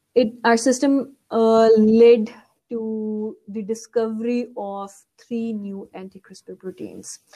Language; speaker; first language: English; non-native, local second language; Urdu